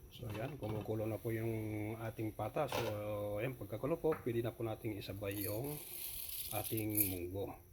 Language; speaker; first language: Filipino; non-native, local second language; Iloko